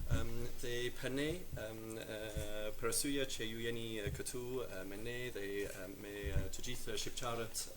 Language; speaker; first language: Albanian; non-native, fluent; English